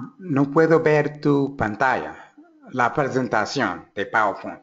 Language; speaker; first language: Spanish; non-native, fluent; English